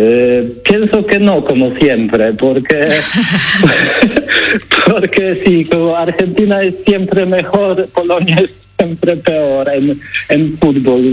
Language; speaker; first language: Spanish; non-native, learner; Polish